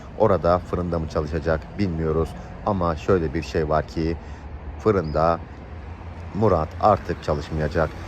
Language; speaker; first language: Turkish; native; Turkish